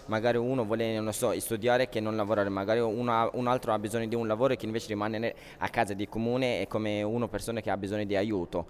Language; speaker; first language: Italian; non-native, fluent; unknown